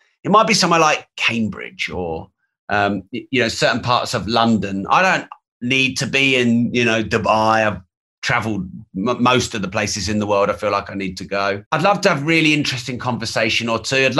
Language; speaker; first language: English; native; English